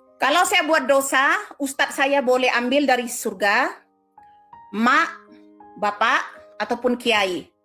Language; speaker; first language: Indonesian; non-native, local second language; Madurese